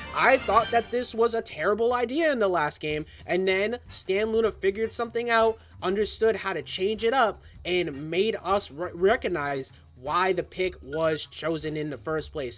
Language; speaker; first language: English; native; English